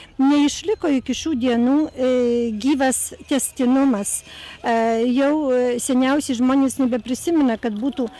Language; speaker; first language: Lithuanian; native; Lithuanian